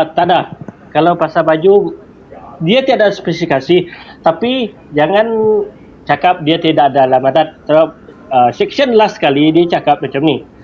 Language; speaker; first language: Malay; non-native, local second language; Iban